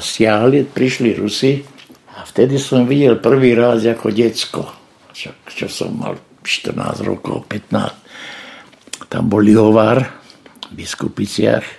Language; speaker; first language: Slovak; non-native, local second language; Hungarian